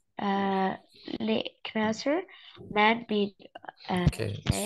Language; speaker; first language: English; non-native, learner; Arabic